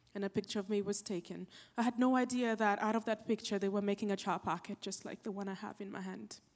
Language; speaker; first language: English; non-native, local second language; Acoli